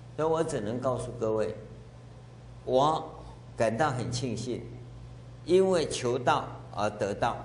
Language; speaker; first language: Chinese; native; Chinese